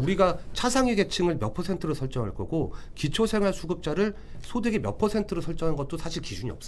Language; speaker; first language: Korean; native; Korean